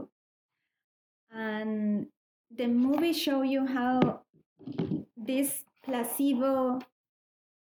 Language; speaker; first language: English; non-native, learner; Spanish